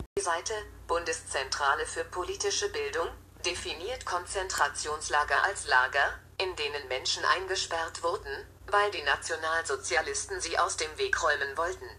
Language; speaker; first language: German; non-native, learner; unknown